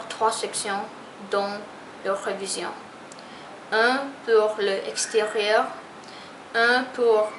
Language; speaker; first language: French; non-native, learner; English